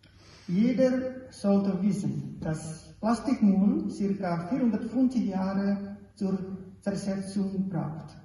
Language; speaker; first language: German; non-native, fluent; Indonesian